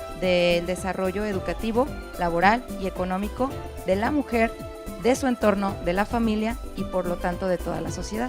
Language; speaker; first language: Spanish; native; Spanish